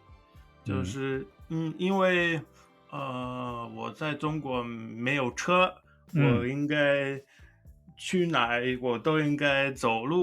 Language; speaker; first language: Chinese; non-native, fluent; English